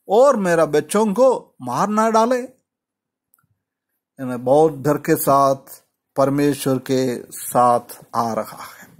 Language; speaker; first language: Hindi; non-native, local second language; Malayalam